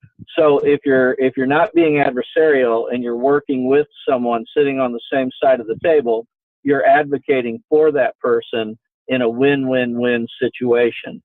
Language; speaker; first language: English; native; English